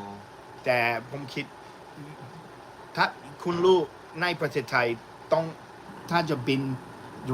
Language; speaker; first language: Thai; non-native, learner; English